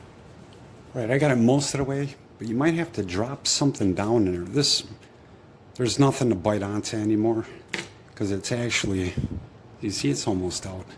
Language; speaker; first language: English; native; English